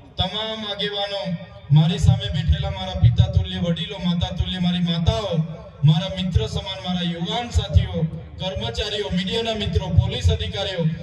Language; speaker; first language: Gujarati; non-native, local second language; Vasavi